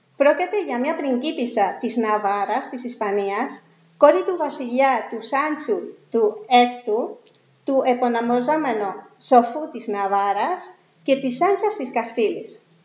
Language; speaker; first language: Greek; non-native, fluent; Spanish